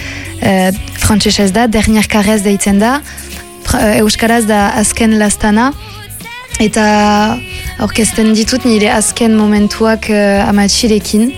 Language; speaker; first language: Basque; non-native, local second language; French